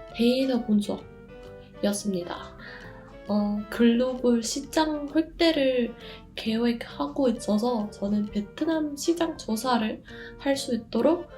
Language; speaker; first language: Korean; non-native, fluent; Vietnamese